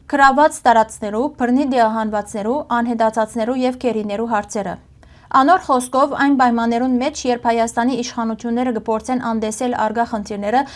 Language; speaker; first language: Armenian; early bilingual, heritage; Armenian